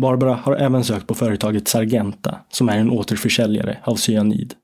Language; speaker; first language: Swedish; native; Swedish